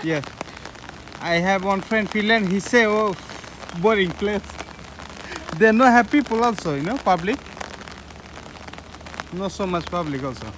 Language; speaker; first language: English; non-native, learner; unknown